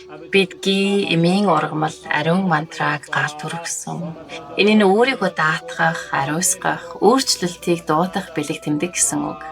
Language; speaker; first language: Mongolian; native; Mongolian